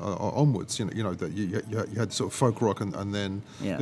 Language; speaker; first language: English; native; English